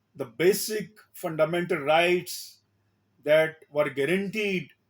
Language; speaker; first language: English; non-native, local second language; Urdu